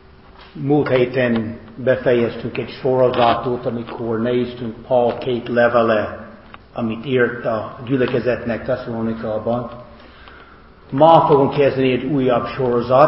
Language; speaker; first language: Hungarian; non-native, learner; English